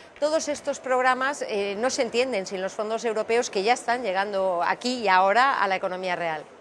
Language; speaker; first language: Spanish; native; Spanish